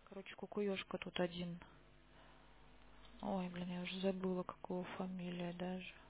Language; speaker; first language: Russian; native; Russian